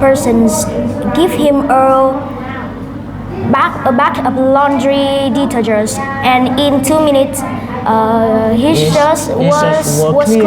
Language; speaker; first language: English; non-native, learner; Vietnamese